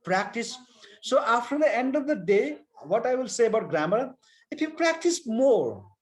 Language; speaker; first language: English; non-native, local second language; Nepali